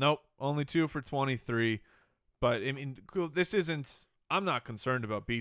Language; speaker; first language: English; native; English